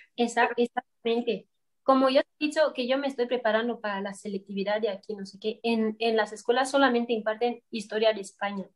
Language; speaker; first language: Spanish; non-native, local second language; Fang